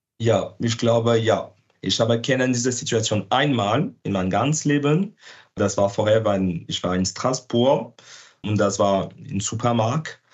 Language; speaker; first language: German; non-native, learner; French